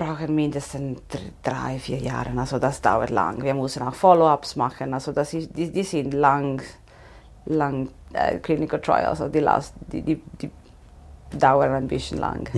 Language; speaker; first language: German; non-native, fluent; Italian